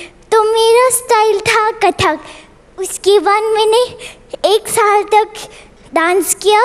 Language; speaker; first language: Hindi; non-native, local second language; Bangla